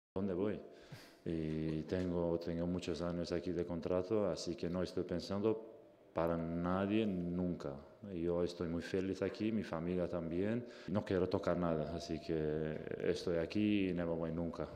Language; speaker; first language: Spanish; non-native, learner; Albanian